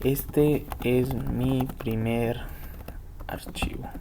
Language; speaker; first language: Spanish; native; Spanish